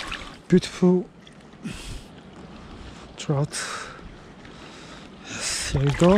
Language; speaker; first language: English; non-native, learner; Japanese